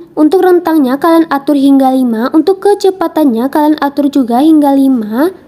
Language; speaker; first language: Indonesian; non-native, local second language; Minangkabau